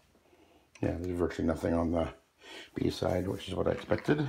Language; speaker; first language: English; native; English